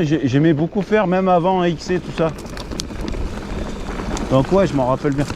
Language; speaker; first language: French; native; French